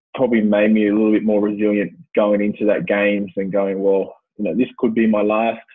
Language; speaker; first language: English; native; English